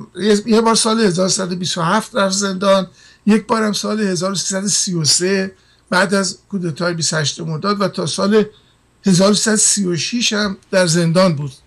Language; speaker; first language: Persian; native; Persian